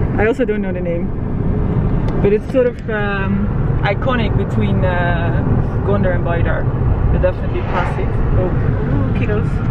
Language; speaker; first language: English; non-native, fluent; Dutch